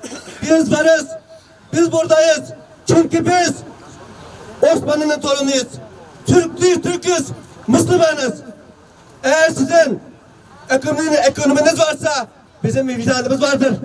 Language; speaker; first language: Turkish; non-native, fluent; Uyghur